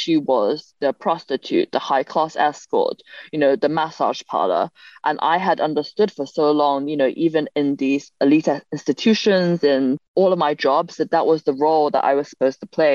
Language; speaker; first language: English; native; English